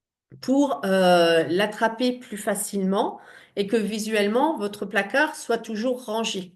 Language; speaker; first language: French; native; French